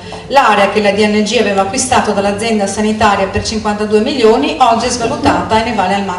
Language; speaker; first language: Italian; native; Italian